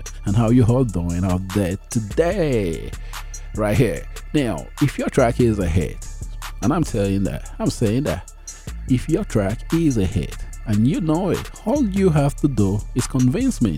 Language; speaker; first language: English; non-native, local second language; Igbo